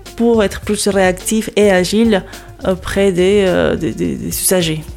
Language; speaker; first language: French; non-native, fluent; Spanish